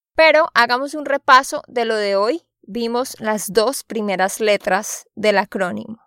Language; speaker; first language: Spanish; native; Spanish